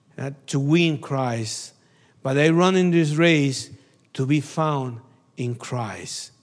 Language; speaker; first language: English; non-native, learner; Spanish